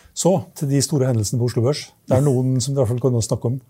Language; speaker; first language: Norwegian; native; Norwegian